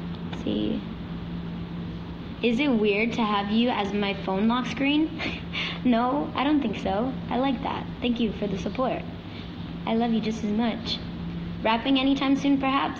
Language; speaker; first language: English; early bilingual, other home language; Spanish